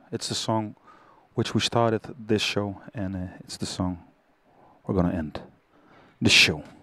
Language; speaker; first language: English; non-native, fluent; Dutch